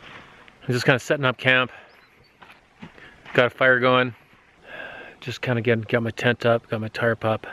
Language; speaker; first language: English; native; English